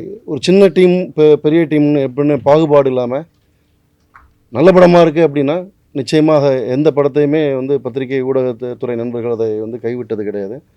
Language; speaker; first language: Tamil; native; Tamil